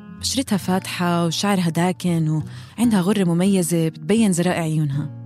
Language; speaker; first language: Arabic; native; Arabic